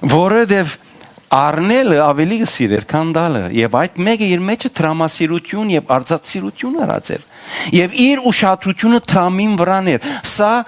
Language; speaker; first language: Armenian; early bilingual, heritage; Armenian